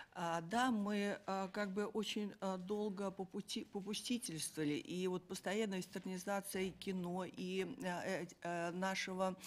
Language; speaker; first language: Russian; native; Russian